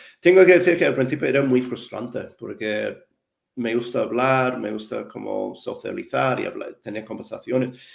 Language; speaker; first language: Spanish; non-native, fluent; English